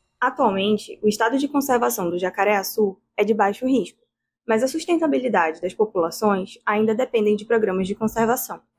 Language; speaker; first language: Portuguese; native; Portuguese